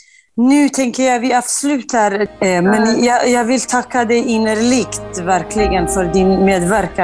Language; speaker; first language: Swedish; non-native, fluent; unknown